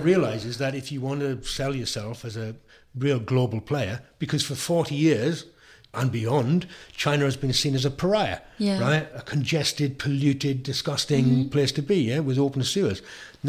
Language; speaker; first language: English; native; English